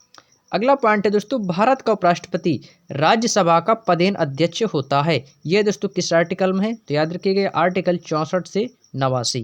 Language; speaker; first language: Hindi; native; Hindi